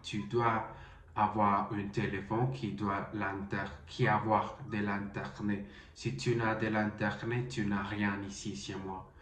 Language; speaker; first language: French; non-native, learner; Spanish